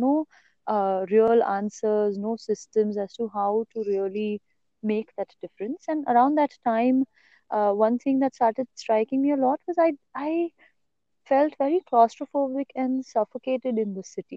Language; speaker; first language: English; non-native, local second language; Marathi